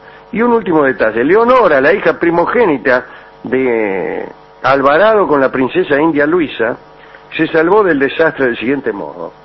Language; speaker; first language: Spanish; native; Spanish